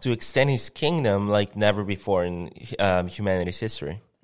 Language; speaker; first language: English; non-native, fluent; Spanish